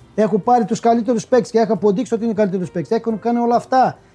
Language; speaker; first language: Greek; non-native, fluent; Portuguese